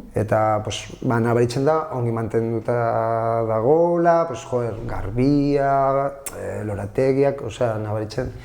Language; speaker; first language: Basque; non-native, local second language; Spanish